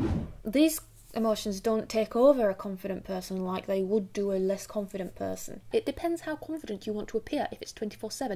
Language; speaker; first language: English; native; English